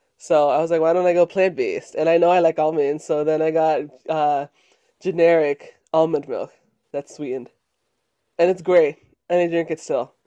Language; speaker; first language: English; early bilingual, other home language; Spanish